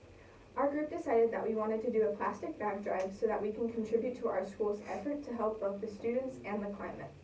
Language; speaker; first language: English; native; English